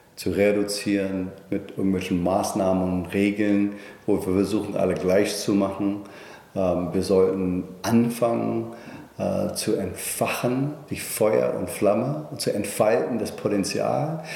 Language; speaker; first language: German; non-native, fluent; English